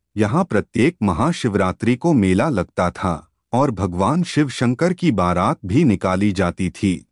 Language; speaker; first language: Hindi; native; Hindi